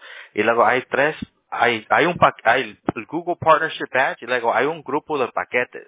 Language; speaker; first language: Spanish; early bilingual, heritage; Spanish